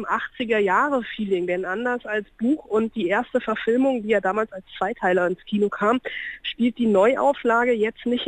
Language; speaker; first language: German; native; German